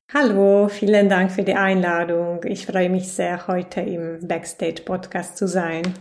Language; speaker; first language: German; non-native, fluent; Polish